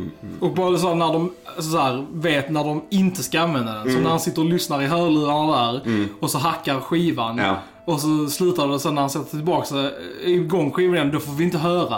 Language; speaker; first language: Swedish; native; Swedish